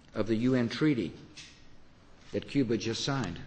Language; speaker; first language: English; native; English